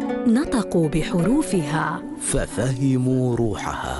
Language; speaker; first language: Arabic; native; Arabic